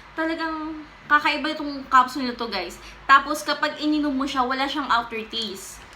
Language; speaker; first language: Filipino; native; Filipino